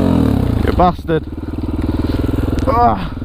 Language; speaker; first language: English; native; English